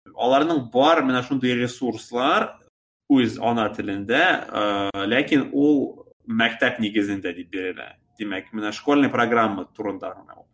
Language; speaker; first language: Tatar; native; Tatar